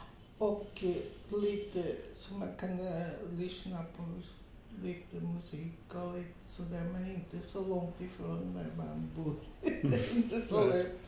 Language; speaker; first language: Swedish; non-native, fluent; Portuguese